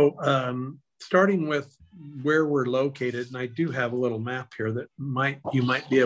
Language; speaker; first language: English; native; English